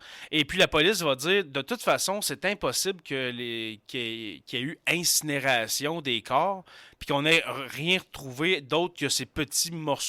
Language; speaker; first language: French; native; French